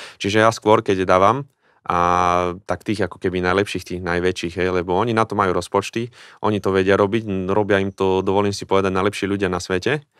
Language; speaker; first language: Slovak; native; Slovak